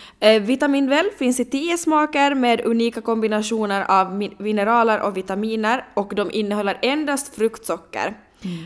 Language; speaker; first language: Swedish; native; Swedish